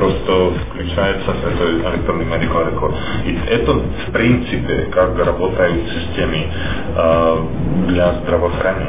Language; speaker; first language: Russian; non-native, fluent; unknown